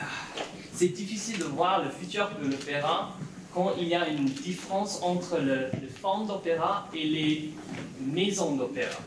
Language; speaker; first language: French; non-native, fluent; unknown